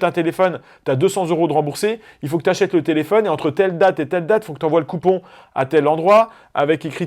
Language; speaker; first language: French; native; French